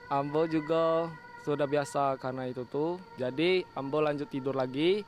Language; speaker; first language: Indonesian; non-native, local second language; Minangkabau